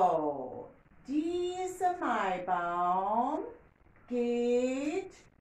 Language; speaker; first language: German; non-native, learner; English